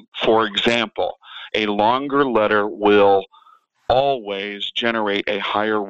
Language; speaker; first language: English; native; English